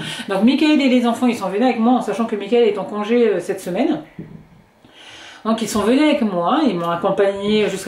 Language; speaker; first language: French; native; French